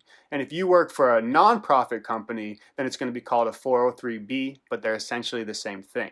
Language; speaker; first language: English; native; English